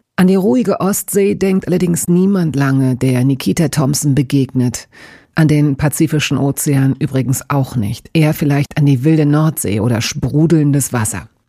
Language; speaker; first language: German; native; German